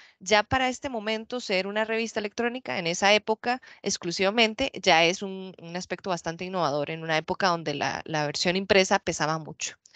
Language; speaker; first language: Spanish; native; Spanish